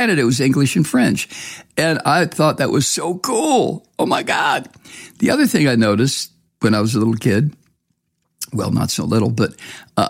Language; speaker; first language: English; native; English